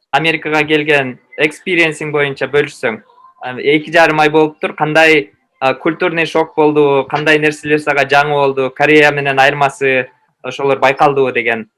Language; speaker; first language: Kyrgyz; native; Kyrgyz